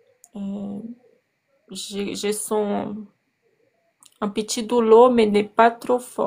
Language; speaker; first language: French; non-native, learner; Portuguese